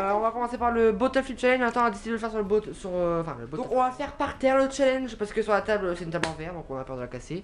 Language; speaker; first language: French; native; French